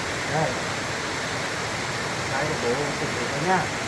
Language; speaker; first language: Vietnamese; native; Vietnamese